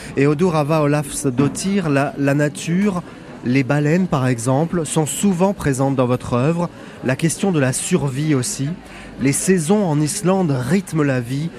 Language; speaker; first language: French; native; French